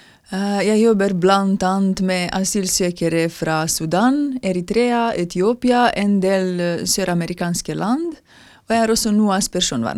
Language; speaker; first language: Norwegian; non-native, fluent; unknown